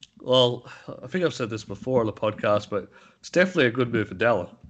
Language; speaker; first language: English; native; English